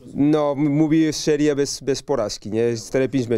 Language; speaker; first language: Polish; non-native, learner; Spanish